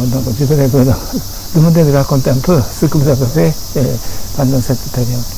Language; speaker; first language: French; non-native, fluent; Japanese